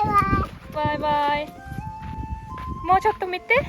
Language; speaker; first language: Japanese; non-native, learner; Sinhala